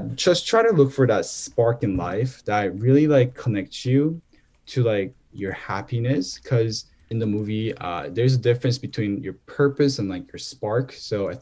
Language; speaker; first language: English; non-native, fluent; Korean